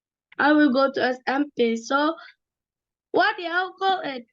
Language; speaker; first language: English; non-native, learner; Indonesian